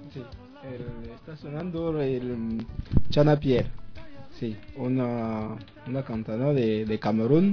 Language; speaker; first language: Spanish; non-native, learner; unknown